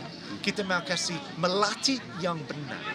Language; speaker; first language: Indonesian; non-native, fluent; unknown